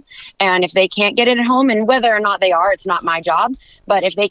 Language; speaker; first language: English; native; English